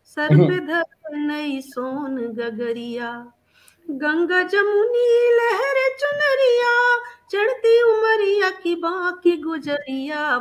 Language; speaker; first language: Hindi; native; Hindi